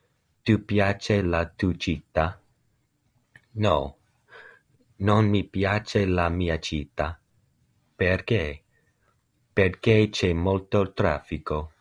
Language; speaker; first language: Italian; non-native, learner; English